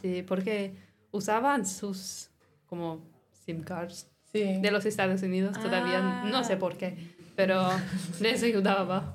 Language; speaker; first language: Spanish; non-native, learner; English